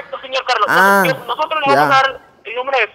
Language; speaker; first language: Spanish; native; Spanish